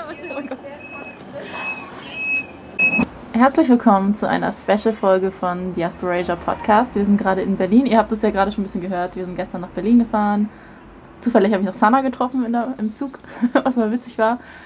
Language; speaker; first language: German; native; German